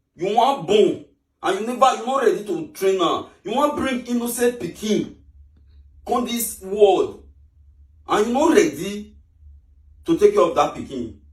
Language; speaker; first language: Nigerian Pidgin; native; Nigerian Pidgin